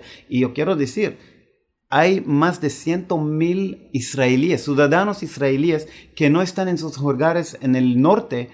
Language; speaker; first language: Spanish; non-native, fluent; Hebrew